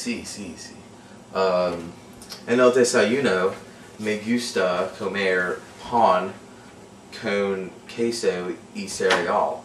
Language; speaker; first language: Spanish; non-native, learner; English